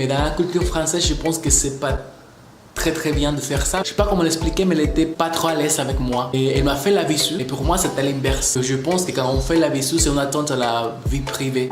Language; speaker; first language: French; non-native, fluent; Spanish